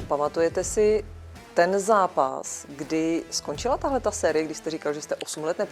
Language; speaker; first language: Czech; native; Czech